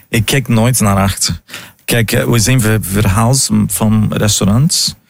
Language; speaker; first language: Dutch; non-native, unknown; Portuguese